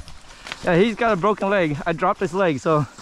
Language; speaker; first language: English; native; English